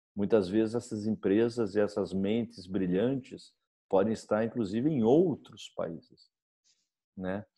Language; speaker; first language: Portuguese; native; Portuguese